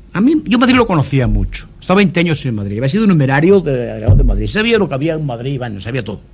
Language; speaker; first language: Spanish; non-native, local second language; Galician